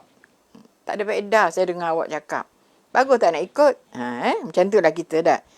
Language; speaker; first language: Malay; native; Malay